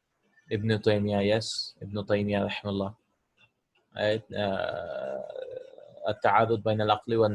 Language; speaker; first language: Arabic; non-native, fluent; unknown